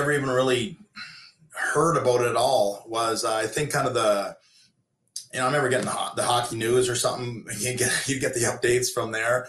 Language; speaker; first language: English; native; English